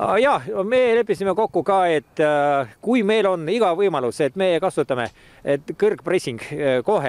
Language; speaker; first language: Estonian; non-native, local second language; Russian